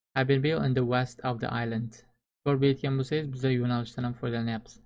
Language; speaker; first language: English; non-native, fluent; Uzbek